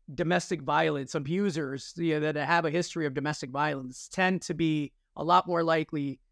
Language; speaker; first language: English; native; English